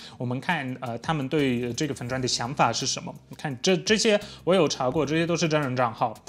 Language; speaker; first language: Chinese; non-native, fluent; Polish